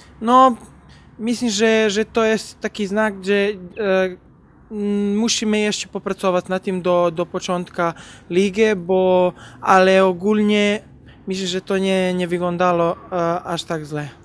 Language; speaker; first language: Polish; non-native, learner; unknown